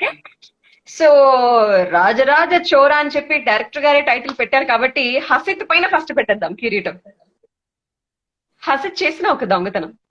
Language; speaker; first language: Telugu; native; Telugu